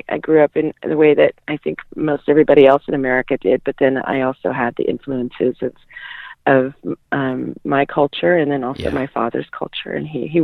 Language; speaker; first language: English; native; English